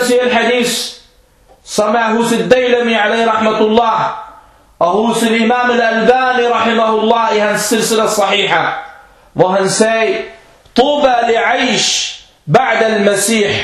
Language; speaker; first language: Danish; non-native, fluent; Arabic